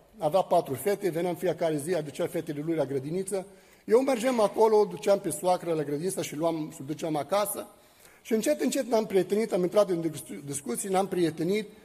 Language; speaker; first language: Romanian; non-native, fluent; Arabic